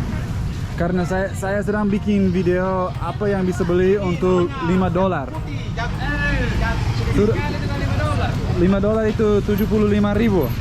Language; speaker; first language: Indonesian; non-native, learner; English